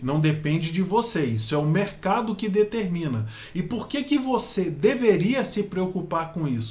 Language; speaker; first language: Portuguese; native; Portuguese